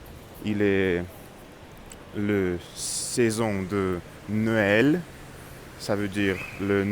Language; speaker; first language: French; non-native, learner; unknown